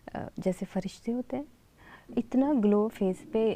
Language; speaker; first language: Hindi; native; Hindi